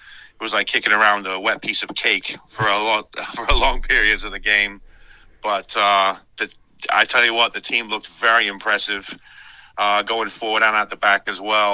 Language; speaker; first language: English; native; English